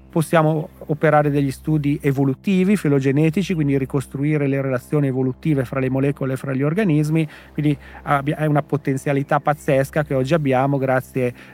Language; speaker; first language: Italian; native; Italian